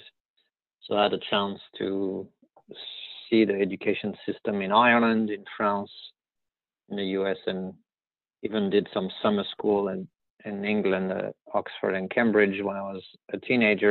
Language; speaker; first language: English; non-native, fluent; French